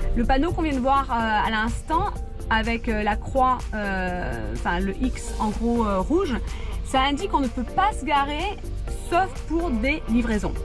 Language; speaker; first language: French; native; French